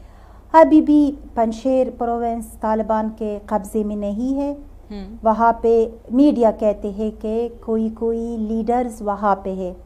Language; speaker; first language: Hindi; non-native, learner; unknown